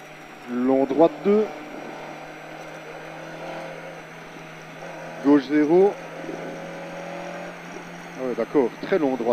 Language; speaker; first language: French; native; French